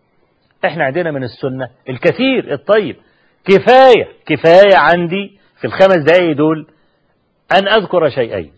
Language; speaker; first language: Arabic; native; Arabic